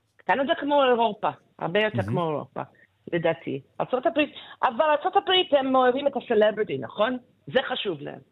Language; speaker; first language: Hebrew; non-native, fluent; English